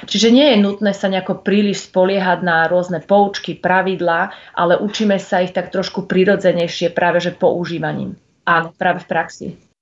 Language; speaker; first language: Slovak; native; Slovak